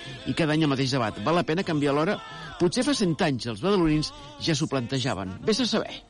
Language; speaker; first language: Catalan; native; Catalan